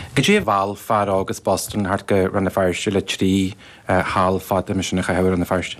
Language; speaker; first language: Irish; native; Irish